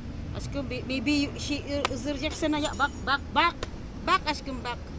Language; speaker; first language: Turkish; non-native, learner; Filipino